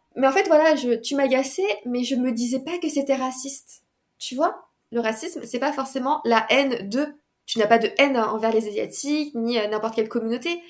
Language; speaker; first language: French; early bilingual, other home language; Khmer